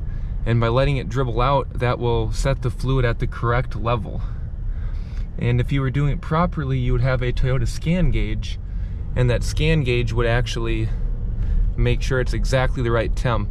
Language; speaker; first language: English; native; English